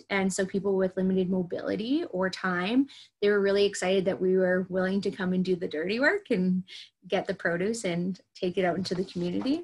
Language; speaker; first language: English; native; English